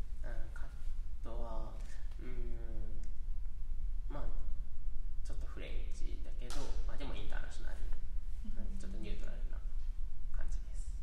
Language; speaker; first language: Japanese; native; Japanese